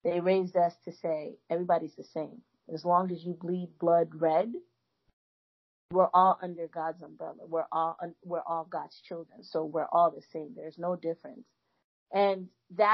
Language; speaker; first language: English; native; English